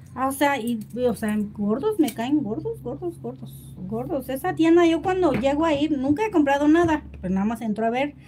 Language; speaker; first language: Spanish; native; Spanish